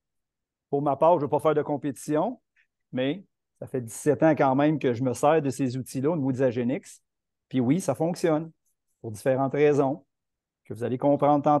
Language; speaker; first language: French; native; French